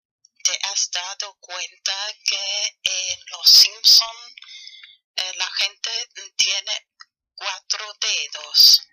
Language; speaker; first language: Spanish; non-native, fluent; German